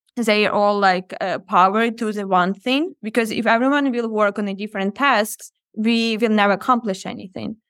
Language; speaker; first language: English; non-native, fluent; Ukrainian